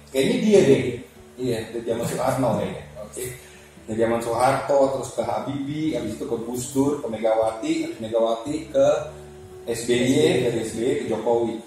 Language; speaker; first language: Indonesian; native; Indonesian